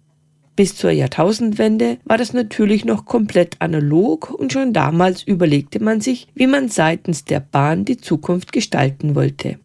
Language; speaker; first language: German; native; German